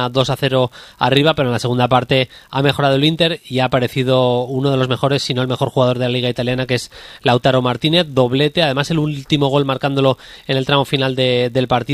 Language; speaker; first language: Spanish; native; Spanish